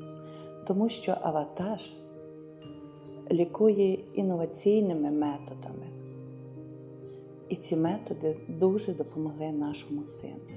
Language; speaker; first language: Ukrainian; native; Ukrainian